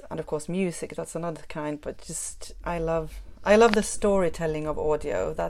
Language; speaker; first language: English; non-native, fluent; Swedish